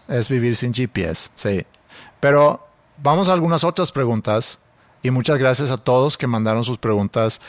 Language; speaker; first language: Spanish; non-native, fluent; Swedish